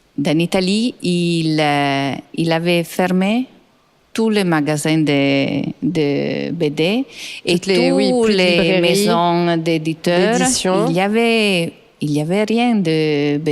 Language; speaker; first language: French; non-native, fluent; Italian